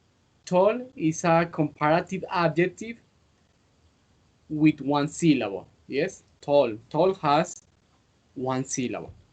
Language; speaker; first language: English; non-native, fluent; Spanish